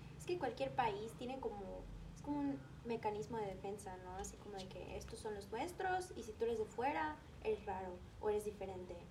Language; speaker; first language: Spanish; native; Spanish